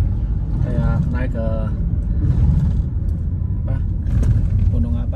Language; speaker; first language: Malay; non-native, learner; Chinese